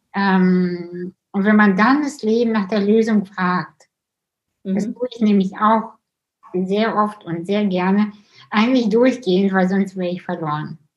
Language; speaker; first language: German; early bilingual, other home language; Russian